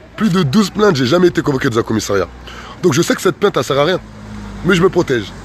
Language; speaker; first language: French; early bilingual, other home language; Soninke